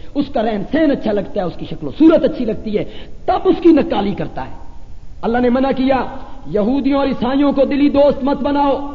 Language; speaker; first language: Urdu; non-native, local second language; Punjabi